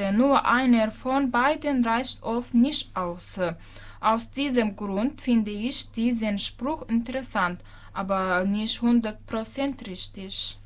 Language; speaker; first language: German; non-native, fluent; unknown